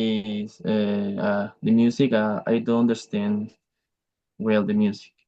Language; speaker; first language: English; non-native, learner; Spanish